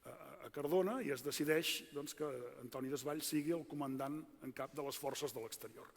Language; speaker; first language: Catalan; native; Catalan